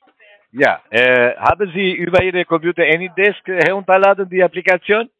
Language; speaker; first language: German; non-native, learner; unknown